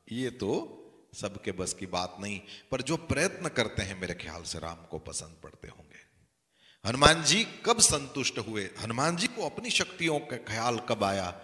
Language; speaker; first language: Hindi; non-native, local second language; Gujarati